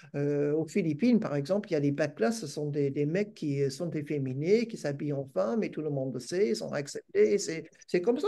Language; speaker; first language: French; non-native, fluent; English